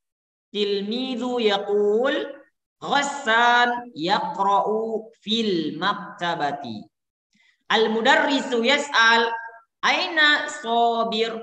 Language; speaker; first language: Arabic; non-native, fluent; Indonesian